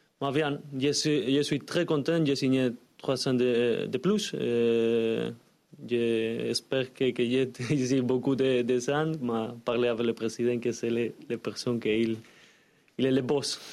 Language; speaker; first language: French; non-native, learner; Spanish